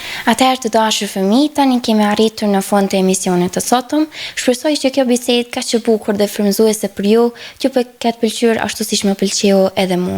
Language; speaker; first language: Albanian; native; Albanian